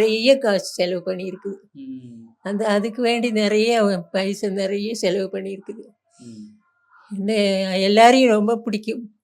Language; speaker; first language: Tamil; non-native, local second language; Malayalam